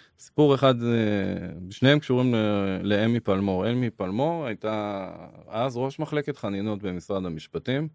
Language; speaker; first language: Hebrew; native; Hebrew